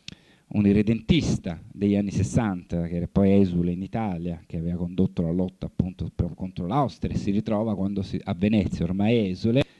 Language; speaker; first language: Italian; native; Italian